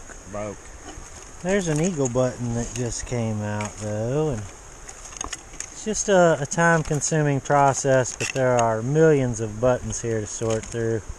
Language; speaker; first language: English; native; English